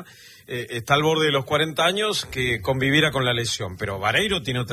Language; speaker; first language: Spanish; native; Spanish